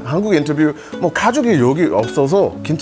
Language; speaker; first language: Korean; non-native, learner; English